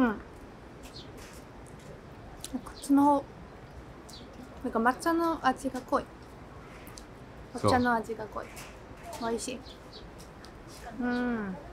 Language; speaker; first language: Japanese; non-native, fluent; Chinese